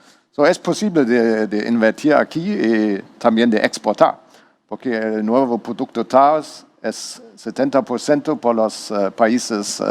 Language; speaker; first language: Spanish; non-native, learner; German